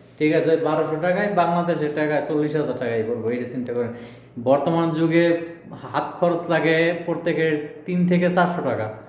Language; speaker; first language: Bangla; native; Bangla